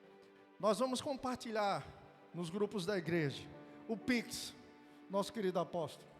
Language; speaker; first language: Portuguese; native; Portuguese